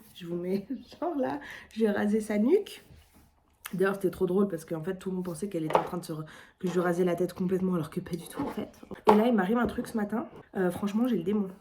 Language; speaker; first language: French; native; French